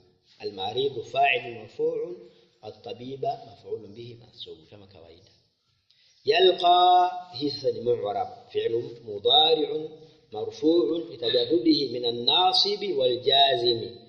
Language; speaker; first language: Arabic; non-native, fluent; Swahili